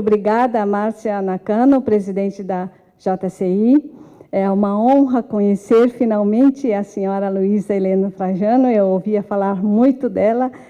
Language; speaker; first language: Portuguese; non-native, fluent; Japanese